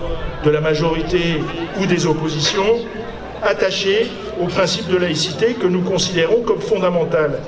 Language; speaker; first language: French; native; French